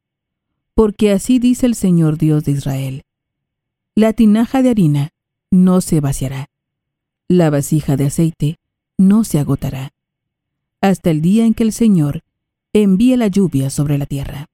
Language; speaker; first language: Spanish; native; Spanish